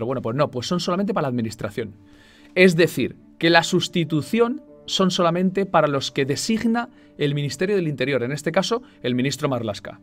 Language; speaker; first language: Spanish; native; Spanish